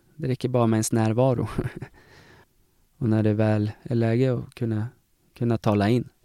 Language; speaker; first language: Swedish; native; Swedish